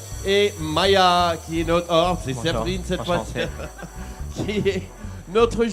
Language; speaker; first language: French; native; French